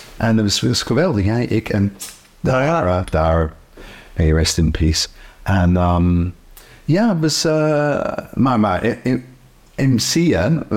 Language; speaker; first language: Dutch; non-native, fluent; English